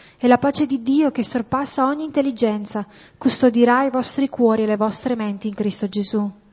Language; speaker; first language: Italian; native; Italian